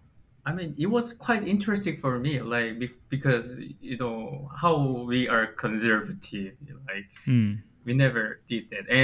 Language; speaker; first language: English; non-native, fluent; Korean